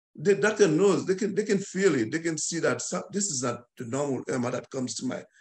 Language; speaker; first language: English; non-native, fluent; Haitian Creole